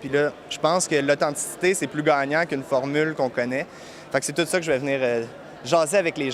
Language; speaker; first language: French; native; French